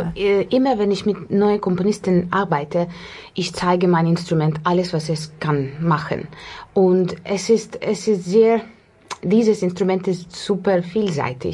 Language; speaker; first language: German; non-native, fluent; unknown